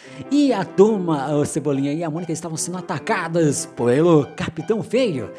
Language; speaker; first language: Portuguese; native; Portuguese